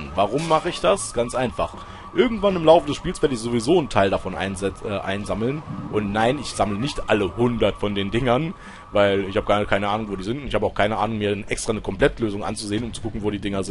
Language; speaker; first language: German; native; German